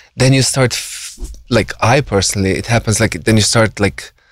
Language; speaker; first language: English; non-native, fluent; Slovenian